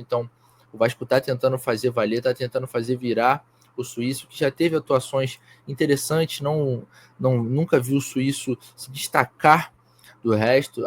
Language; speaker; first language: Portuguese; native; Portuguese